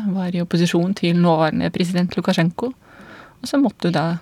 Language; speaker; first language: Norwegian; non-native, fluent; Russian